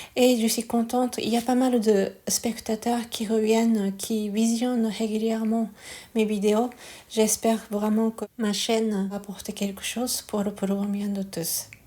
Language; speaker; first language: French; non-native, fluent; Japanese